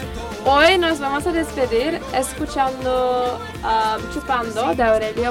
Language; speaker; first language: Spanish; non-native, learner; English